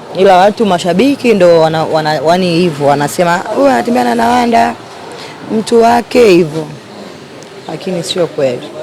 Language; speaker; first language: Swahili; native; Swahili